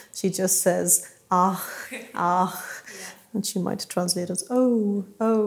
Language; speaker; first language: English; native; English